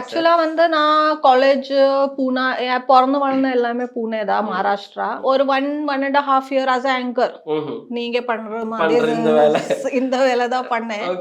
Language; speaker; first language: Tamil; non-native, learner; Malayalam